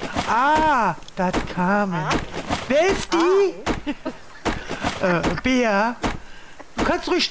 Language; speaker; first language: German; native; German